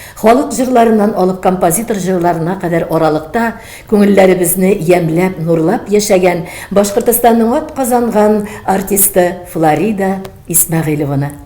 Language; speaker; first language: Tatar; native; Tatar